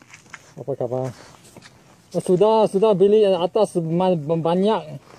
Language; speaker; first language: Indonesian; non-native, learner; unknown